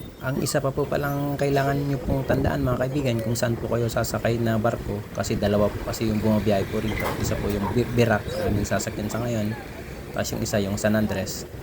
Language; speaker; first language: Filipino; non-native, local second language; Bikol